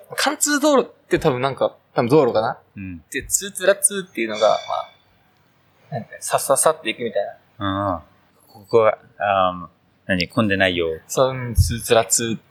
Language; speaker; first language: Japanese; native; Japanese